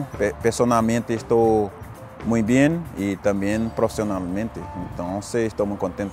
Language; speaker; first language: Spanish; non-native, fluent; Portuguese